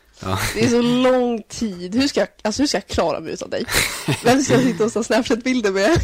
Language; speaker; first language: Swedish; native; Swedish